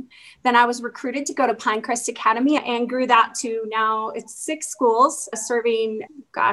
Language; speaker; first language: English; native; English